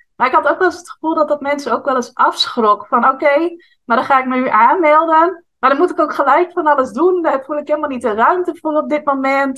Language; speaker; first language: Dutch; native; Dutch